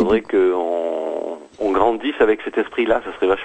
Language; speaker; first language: French; native; French